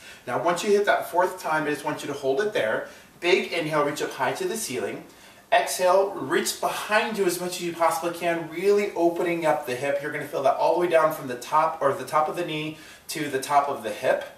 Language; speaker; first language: English; native; English